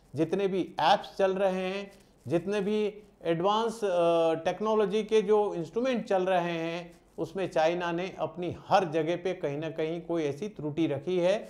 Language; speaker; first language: Hindi; non-native, local second language; Gujarati